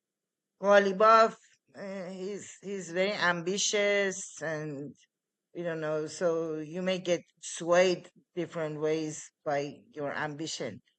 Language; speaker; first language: English; non-native, fluent; Persian